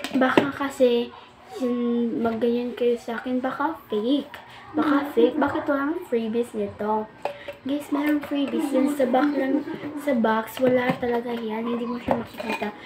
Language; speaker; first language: Filipino; non-native, local second language; Cebuano